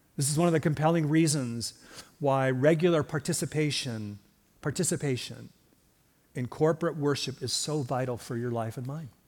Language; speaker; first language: English; early bilingual, other home language; Swedish